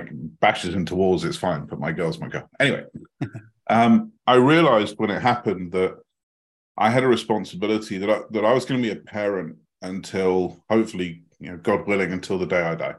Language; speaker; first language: English; native; English